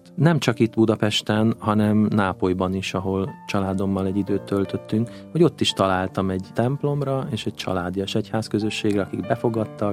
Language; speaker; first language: Hungarian; native; Hungarian